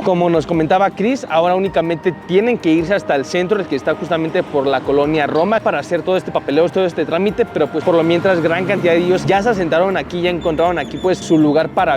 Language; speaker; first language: Spanish; native; Spanish